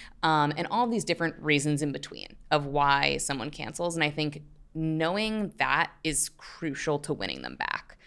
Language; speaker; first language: English; native; English